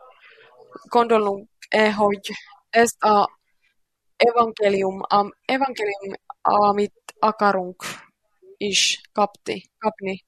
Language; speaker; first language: Hungarian; non-native, learner; Finnish